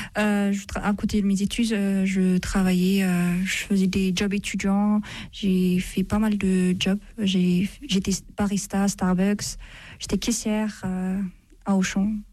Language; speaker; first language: French; non-native, fluent; Amharic